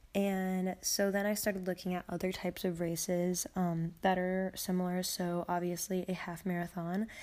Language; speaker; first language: English; native; English